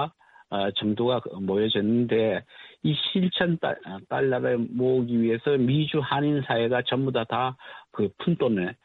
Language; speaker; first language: Korean; native; Korean